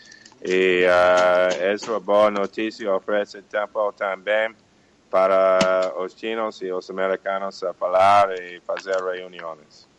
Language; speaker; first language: Portuguese; non-native, fluent; English